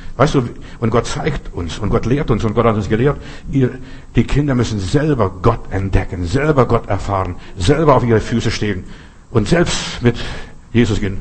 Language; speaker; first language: German; non-native, fluent; Russian